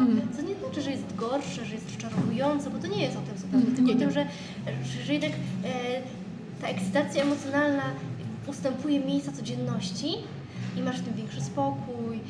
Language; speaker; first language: Polish; native; Polish